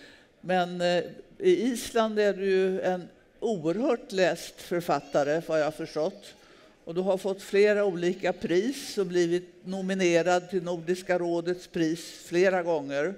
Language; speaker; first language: Swedish; native; Swedish